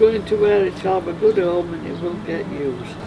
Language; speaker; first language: English; native; English